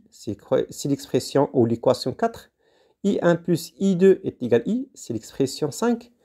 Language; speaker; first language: French; non-native, local second language; Arabic